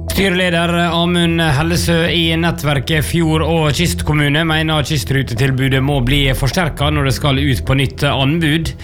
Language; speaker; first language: Norwegian; native; Norwegian